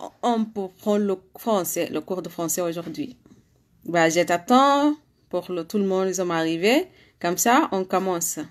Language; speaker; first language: French; non-native, learner; Arabic